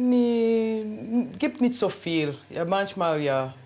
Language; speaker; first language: German; non-native, learner; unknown